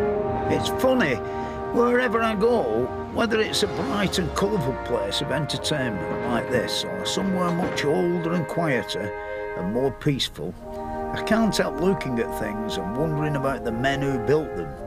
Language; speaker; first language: English; native; English